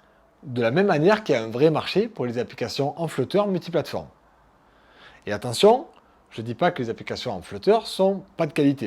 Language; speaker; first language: French; native; French